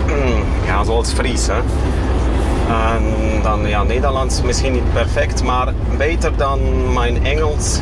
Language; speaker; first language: Dutch; non-native, fluent; Kashubian